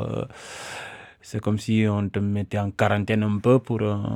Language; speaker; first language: French; non-native, local second language; Wolof